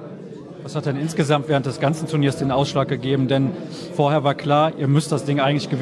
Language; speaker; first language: German; native; German